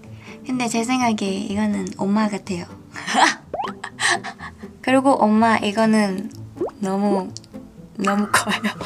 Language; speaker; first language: Korean; non-native, learner; Thai